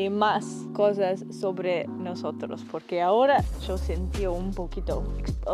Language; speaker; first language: Spanish; non-native, learner; English